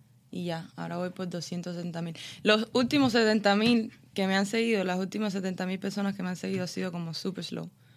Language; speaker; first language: Spanish; early bilingual, heritage; Spanish